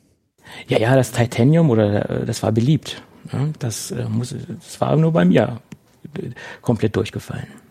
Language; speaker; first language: German; native; German